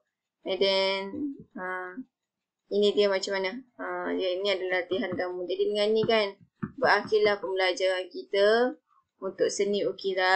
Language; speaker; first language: Malay; native; Malay